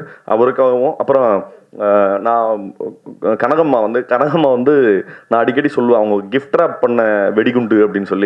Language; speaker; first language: Tamil; native; Tamil